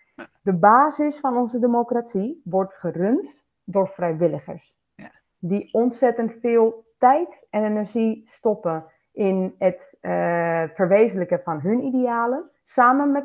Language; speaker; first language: Dutch; non-native, fluent; Spanish